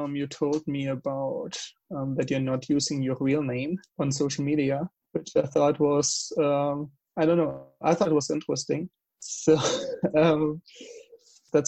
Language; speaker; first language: English; non-native, fluent; German